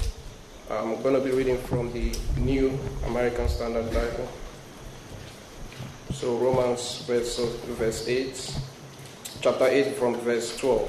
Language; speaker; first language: English; non-native, local second language; Igbo